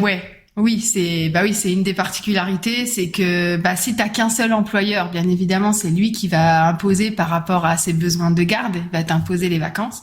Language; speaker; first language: French; native; French